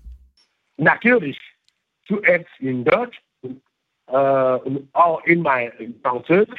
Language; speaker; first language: German; non-native, learner; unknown